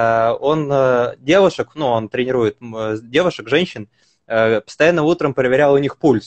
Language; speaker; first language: Russian; native; Russian